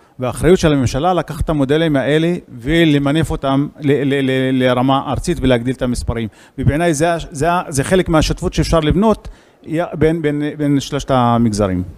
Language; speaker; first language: Hebrew; non-native, local second language; Arabic